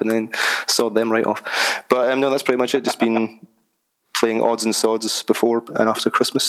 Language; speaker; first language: English; native; English